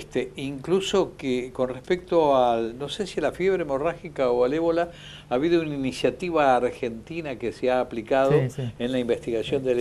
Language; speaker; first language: Spanish; native; Spanish